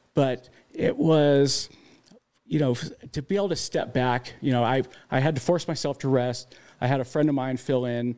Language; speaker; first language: English; native; English